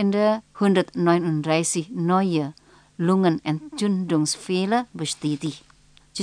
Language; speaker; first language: German; non-native, fluent; Indonesian